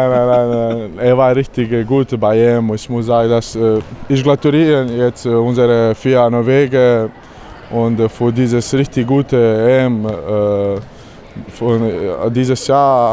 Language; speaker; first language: German; non-native, learner; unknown